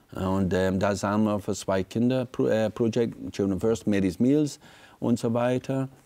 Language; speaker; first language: German; non-native, fluent; English